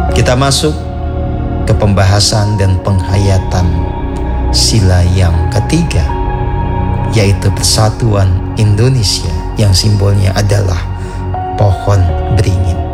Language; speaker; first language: Indonesian; native; Indonesian